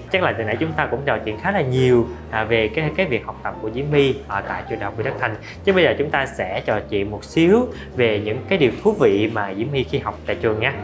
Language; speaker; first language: Vietnamese; native; Vietnamese